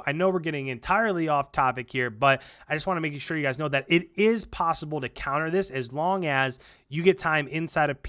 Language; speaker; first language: English; native; English